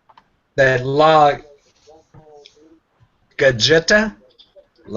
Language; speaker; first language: Spanish; non-native, learner; English